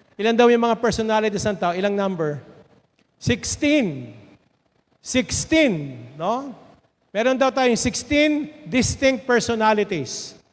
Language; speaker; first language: Filipino; native; Filipino